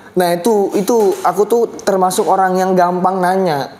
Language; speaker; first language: Indonesian; native; Indonesian